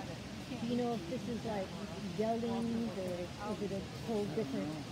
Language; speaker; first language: English; native; English